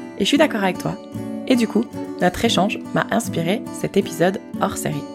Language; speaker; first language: French; native; French